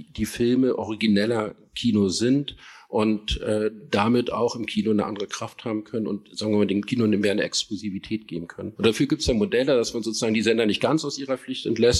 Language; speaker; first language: German; native; German